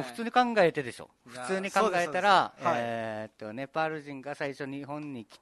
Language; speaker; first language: Japanese; native; Japanese